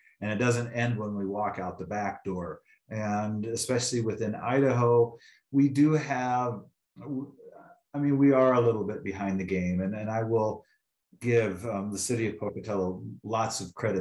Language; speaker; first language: English; native; English